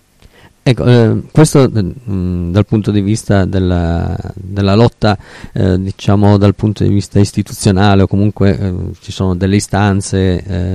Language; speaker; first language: Italian; native; Italian